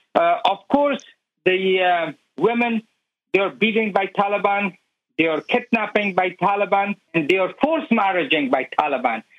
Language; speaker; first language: English; non-native, learner; Persian